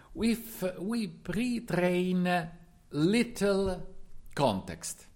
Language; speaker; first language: English; non-native, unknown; Italian